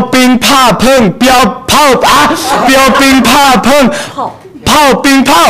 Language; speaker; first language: Chinese; native; Chinese